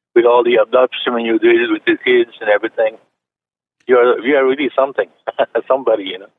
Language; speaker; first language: English; non-native, fluent; Chinese